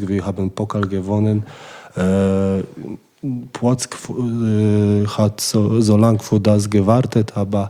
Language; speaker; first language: German; non-native, learner; Polish